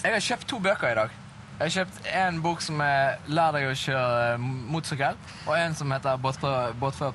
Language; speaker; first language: Norwegian; native; Norwegian